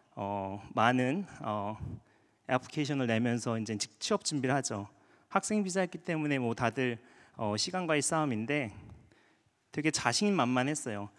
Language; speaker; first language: Korean; native; Korean